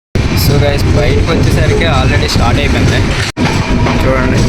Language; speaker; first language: Telugu; native; Telugu